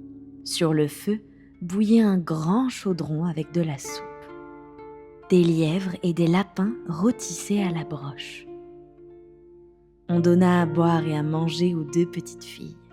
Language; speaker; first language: French; native; French